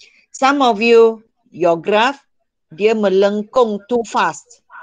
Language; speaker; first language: English; non-native, local second language; Malay